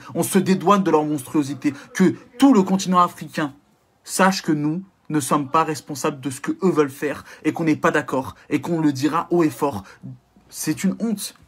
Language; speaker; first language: French; native; French